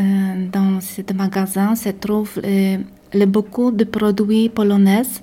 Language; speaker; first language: French; non-native, learner; Polish